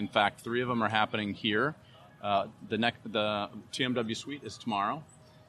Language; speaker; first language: English; native; English